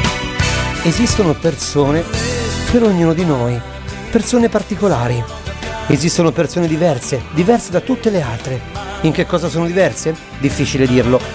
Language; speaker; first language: Italian; native; Italian